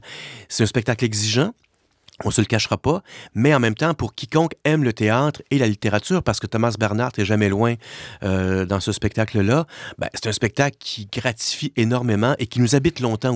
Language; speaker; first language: French; native; French